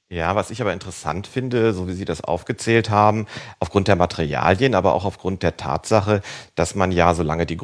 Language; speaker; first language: German; native; German